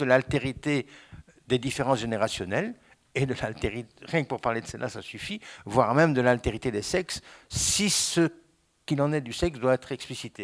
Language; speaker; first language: French; native; French